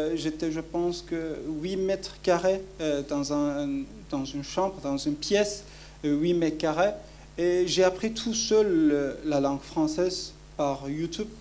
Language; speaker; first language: French; non-native, fluent; Kurdish